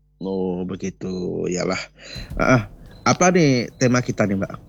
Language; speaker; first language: Indonesian; native; Indonesian